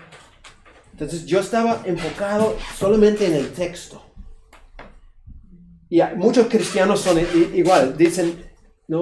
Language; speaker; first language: Spanish; non-native, fluent; English